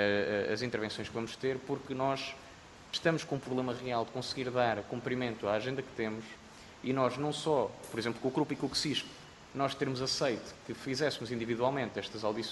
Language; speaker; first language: Portuguese; native; Portuguese